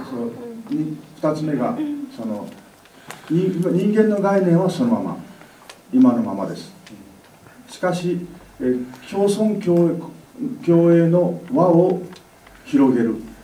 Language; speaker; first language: Japanese; native; Japanese